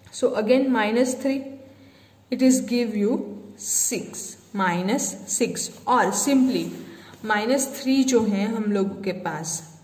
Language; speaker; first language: Hindi; non-native, local second language; Gujarati